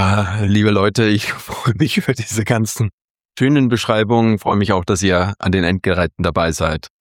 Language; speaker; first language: German; native; German